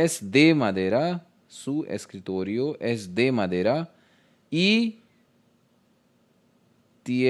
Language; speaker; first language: Spanish; non-native, learner; Hindi